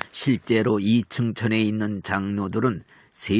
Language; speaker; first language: Korean; native; Korean